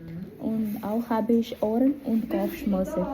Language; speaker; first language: German; non-native, learner; Malayalam